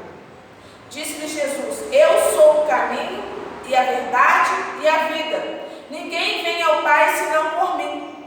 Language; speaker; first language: Portuguese; native; Portuguese